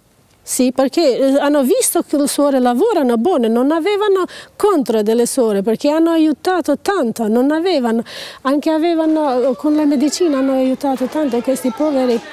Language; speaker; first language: Italian; non-native, learner; Albanian